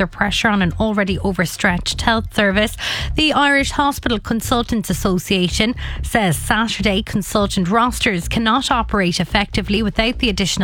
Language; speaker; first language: English; native; English